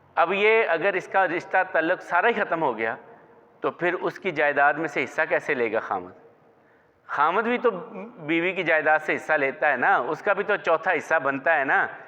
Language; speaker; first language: Urdu; non-native, local second language; Punjabi